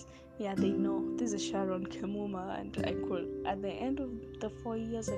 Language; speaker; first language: English; non-native, local second language; Gusii